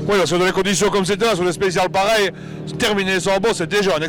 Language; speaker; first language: French; native; French